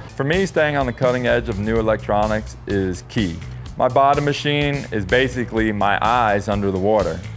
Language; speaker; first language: English; native; English